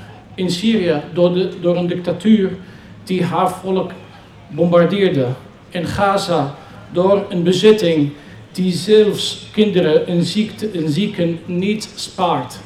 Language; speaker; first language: Dutch; non-native, fluent; Arabic